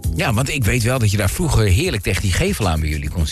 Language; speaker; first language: Dutch; native; Dutch